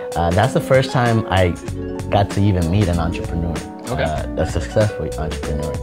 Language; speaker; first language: English; early bilingual, other home language; Spanish